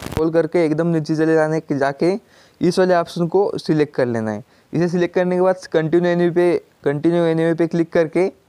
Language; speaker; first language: Hindi; non-native, local second language; Marathi